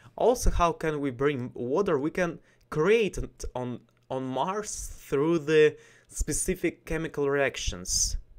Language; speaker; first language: English; non-native, learner; Russian